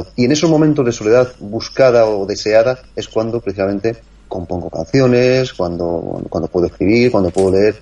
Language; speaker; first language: Spanish; native; Spanish